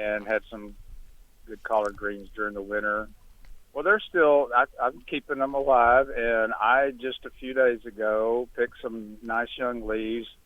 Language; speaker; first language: English; native; English